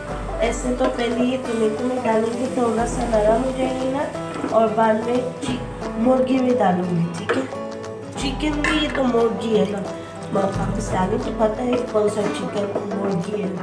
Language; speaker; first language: Hindi; non-native, learner; Filipino